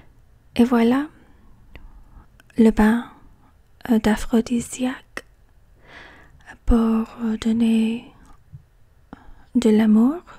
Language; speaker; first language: French; non-native, learner; English